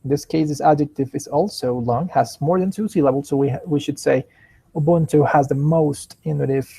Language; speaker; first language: English; non-native, fluent; Spanish